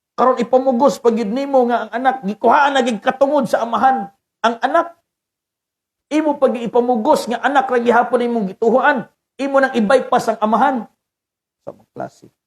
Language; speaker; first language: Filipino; non-native, local second language; Cebuano